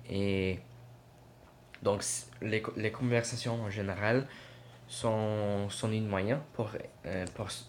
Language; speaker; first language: French; non-native, learner; English